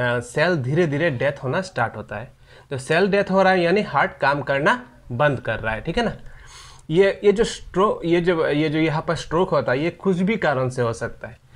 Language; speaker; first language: Hindi; non-native, local second language; Bangla